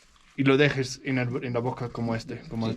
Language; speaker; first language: Spanish; non-native, learner; Danish